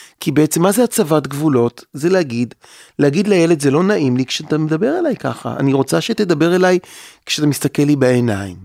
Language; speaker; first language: Hebrew; native; Hebrew